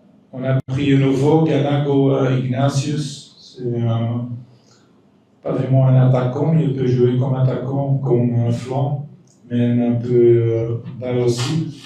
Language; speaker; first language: French; non-native, local second language; Dutch